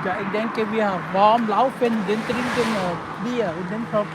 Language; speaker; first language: German; non-native, learner; Thai